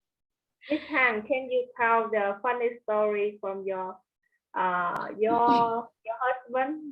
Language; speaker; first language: English; non-native, learner; Vietnamese